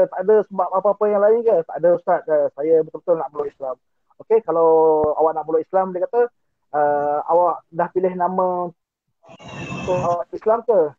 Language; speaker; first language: Malay; non-native, local second language; Iban